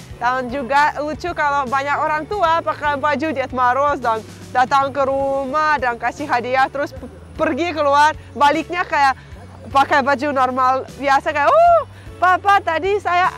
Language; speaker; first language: Indonesian; non-native, fluent; Russian